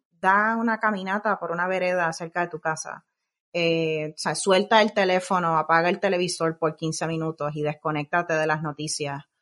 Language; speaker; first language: Spanish; native; Spanish